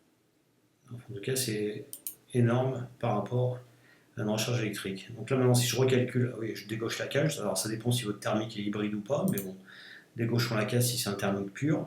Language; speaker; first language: French; native; French